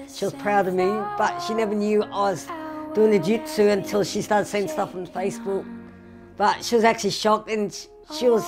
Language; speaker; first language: English; native; English